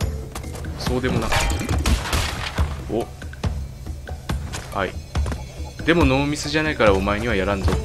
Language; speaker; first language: Japanese; native; Japanese